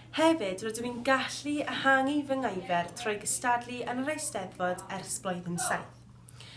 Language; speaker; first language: Welsh; non-native, local second language; English